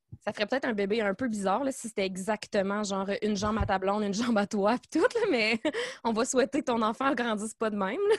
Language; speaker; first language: French; native; French